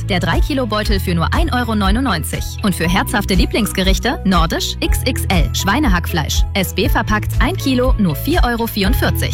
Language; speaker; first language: German; native; German